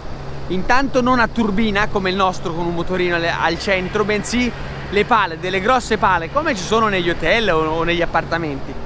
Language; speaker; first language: Italian; native; Italian